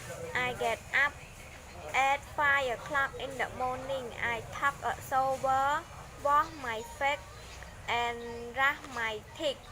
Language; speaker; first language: English; non-native, learner; Khmer